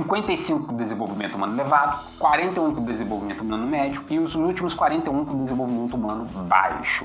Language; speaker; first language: Portuguese; native; Portuguese